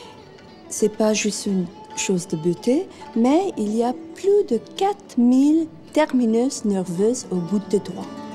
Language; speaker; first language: French; non-native, fluent; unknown